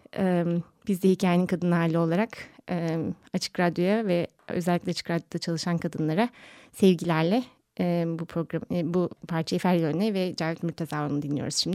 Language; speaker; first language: Turkish; native; Turkish